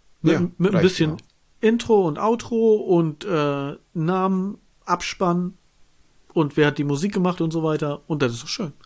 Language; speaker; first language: German; native; German